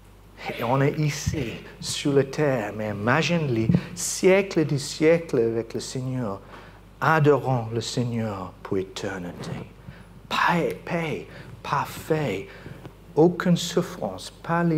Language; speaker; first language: French; non-native, fluent; English